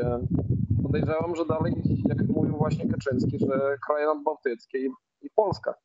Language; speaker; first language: Polish; non-native, fluent; Ukrainian